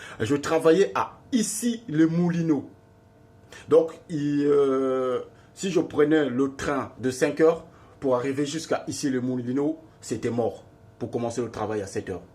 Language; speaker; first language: French; non-native, local second language; Lingala